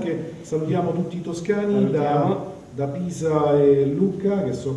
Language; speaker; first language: Italian; native; Italian